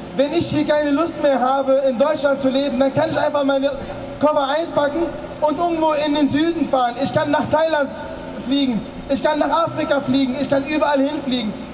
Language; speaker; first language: German; early bilingual, other home language; Arabic